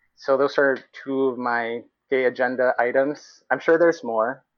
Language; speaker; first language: English; non-native, local second language; Cebuano